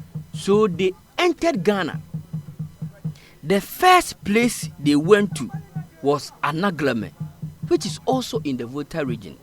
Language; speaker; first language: English; non-native, local second language; Akan